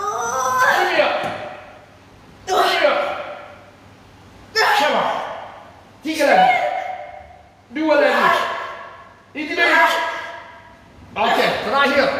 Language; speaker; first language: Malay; non-native, fluent; English